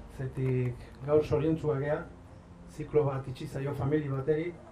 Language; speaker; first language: Basque; native; Basque